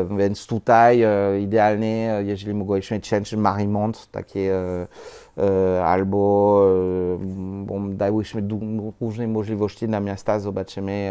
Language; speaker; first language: Polish; non-native, learner; French